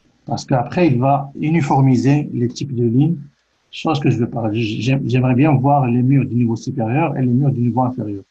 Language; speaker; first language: French; native; French